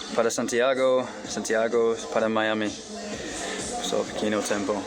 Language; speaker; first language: Spanish; non-native, learner; English